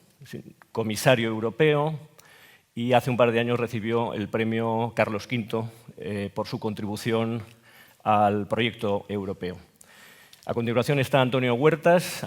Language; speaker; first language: Spanish; native; Spanish